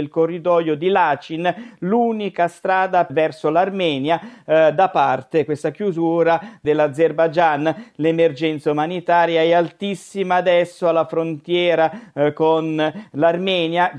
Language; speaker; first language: Italian; native; Italian